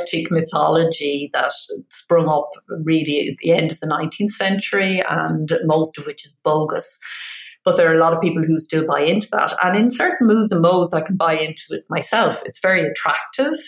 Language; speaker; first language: English; native; English